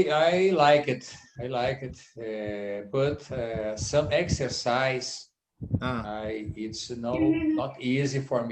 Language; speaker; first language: English; non-native, learner; Portuguese